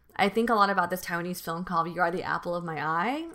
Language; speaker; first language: English; native; English